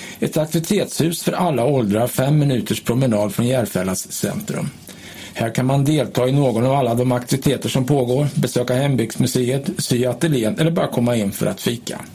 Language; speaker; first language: Swedish; native; Swedish